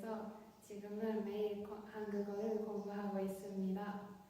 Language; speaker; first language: Korean; non-native, fluent; Japanese